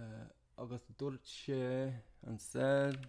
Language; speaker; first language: Irish; non-native, learner; English